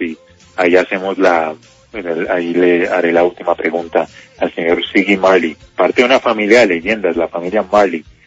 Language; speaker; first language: Spanish; native; Spanish